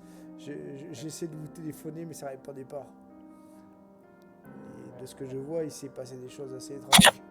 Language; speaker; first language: French; native; French